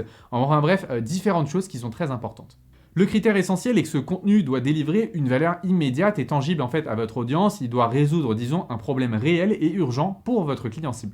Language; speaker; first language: French; native; French